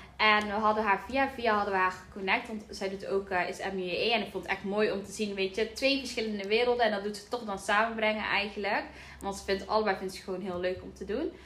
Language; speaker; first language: Dutch; early bilingual, other home language; Somali